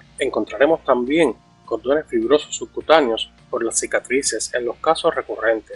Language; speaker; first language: Spanish; native; Spanish